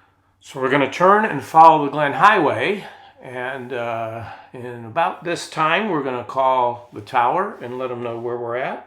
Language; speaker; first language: English; native; English